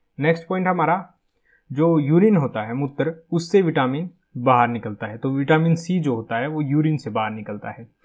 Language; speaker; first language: Hindi; native; Hindi